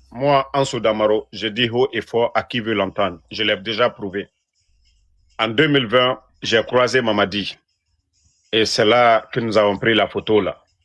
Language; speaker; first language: French; non-native, local second language; Mandingo